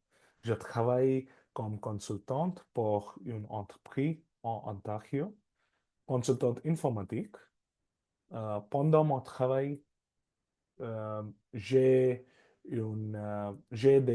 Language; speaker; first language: French; non-native, learner; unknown